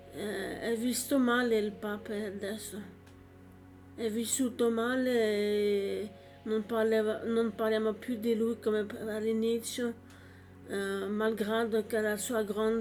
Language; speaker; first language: Italian; non-native, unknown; French